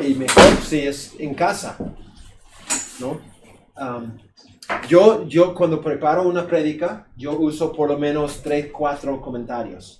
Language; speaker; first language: Spanish; non-native, fluent; English